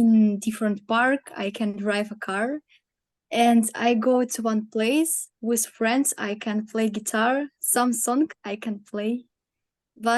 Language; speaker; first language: English; non-native, learner; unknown